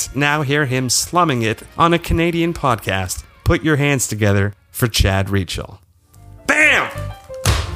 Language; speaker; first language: English; native; English